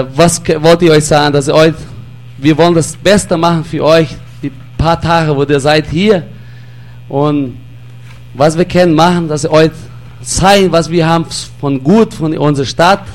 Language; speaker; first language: German; early bilingual, heritage; German